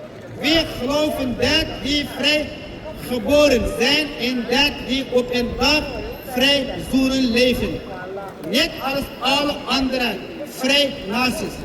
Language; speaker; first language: Dutch; non-native, local second language; Uyghur